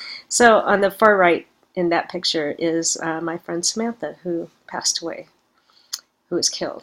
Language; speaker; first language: English; native; English